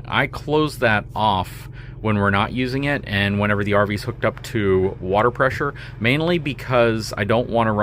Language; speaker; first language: English; native; English